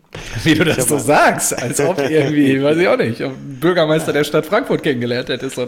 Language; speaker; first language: German; native; German